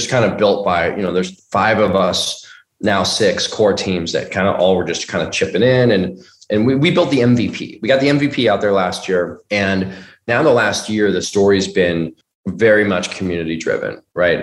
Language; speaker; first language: English; native; English